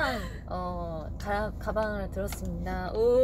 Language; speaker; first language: Korean; non-native, fluent; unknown